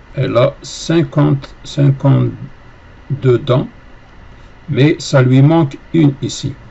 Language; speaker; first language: French; native; French